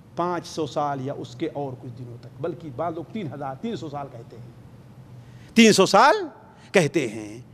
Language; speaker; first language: Urdu; native; Urdu